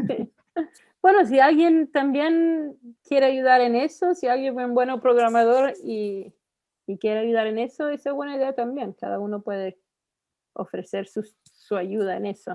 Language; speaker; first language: Spanish; non-native, fluent; Italian